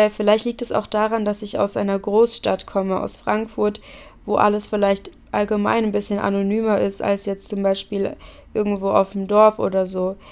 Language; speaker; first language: German; native; German